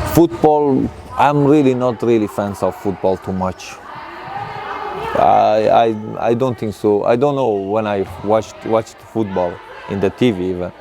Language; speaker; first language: English; non-native, learner; Persian